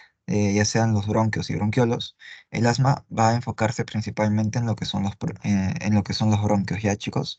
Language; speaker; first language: Spanish; native; Spanish